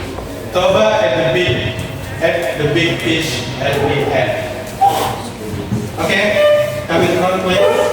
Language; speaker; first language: English; non-native, fluent; Indonesian